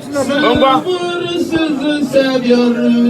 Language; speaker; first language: Turkish; non-native, learner; Igbo